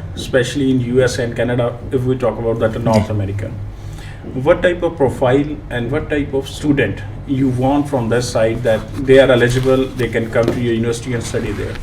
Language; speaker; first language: English; non-native, local second language; Punjabi